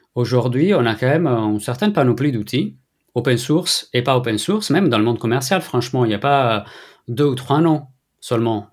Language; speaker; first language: French; non-native, fluent; Italian